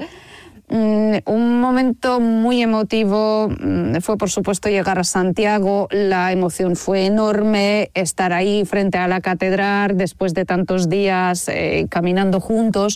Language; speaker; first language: Spanish; non-native, fluent; Polish